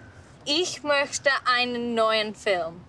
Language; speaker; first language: German; non-native, learner; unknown